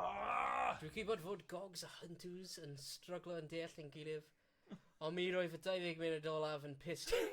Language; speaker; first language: Welsh; native; Welsh